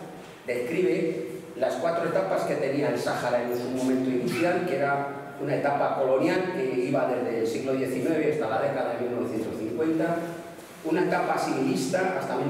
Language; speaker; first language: Spanish; native; Spanish